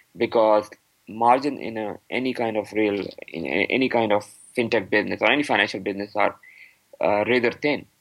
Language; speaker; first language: English; non-native, local second language; Urdu